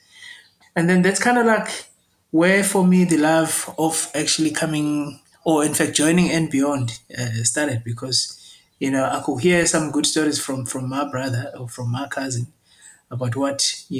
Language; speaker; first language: English; non-native, local second language; Zulu